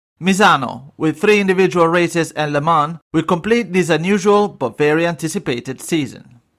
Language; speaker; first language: English; non-native, fluent; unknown